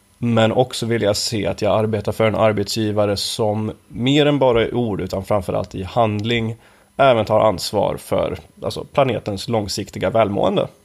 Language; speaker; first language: Swedish; native; Swedish